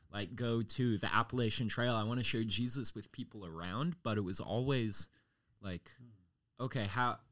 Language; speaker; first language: English; native; English